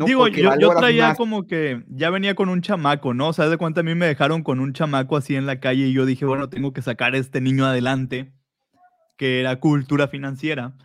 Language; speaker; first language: Spanish; native; Spanish